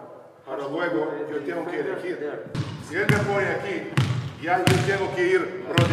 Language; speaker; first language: Spanish; non-native, fluent; Lithuanian